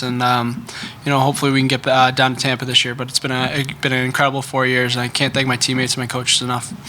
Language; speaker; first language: English; native; English